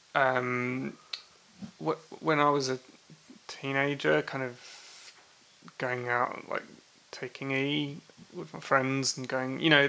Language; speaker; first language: English; native; English